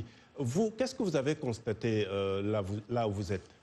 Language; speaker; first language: French; native; French